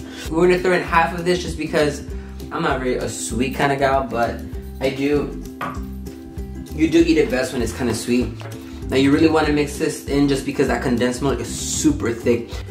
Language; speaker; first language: English; early bilingual, other home language; Spanish